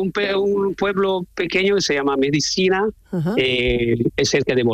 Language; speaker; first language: Spanish; non-native, learner; Italian